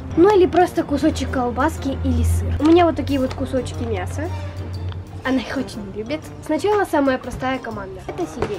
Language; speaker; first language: Russian; native; Russian